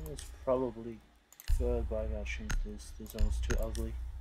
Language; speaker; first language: English; non-native, fluent; Chinese